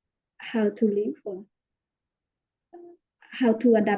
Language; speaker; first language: English; non-native, learner; Khmer